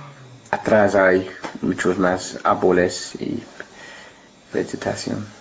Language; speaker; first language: Spanish; non-native, learner; English